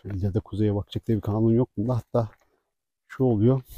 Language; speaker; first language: Turkish; native; Turkish